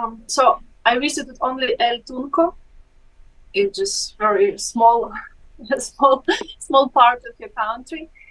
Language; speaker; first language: English; non-native, fluent; Ukrainian